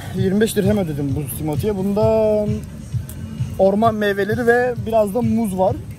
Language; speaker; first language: Turkish; native; Turkish